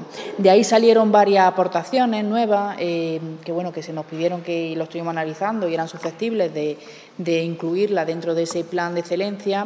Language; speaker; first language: Spanish; native; Spanish